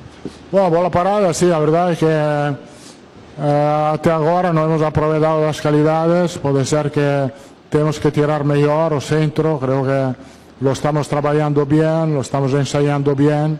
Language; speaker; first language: Portuguese; non-native, learner; Italian